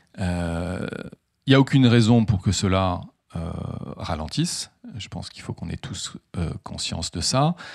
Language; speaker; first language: French; native; French